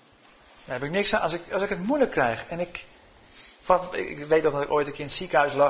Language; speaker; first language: Dutch; native; Dutch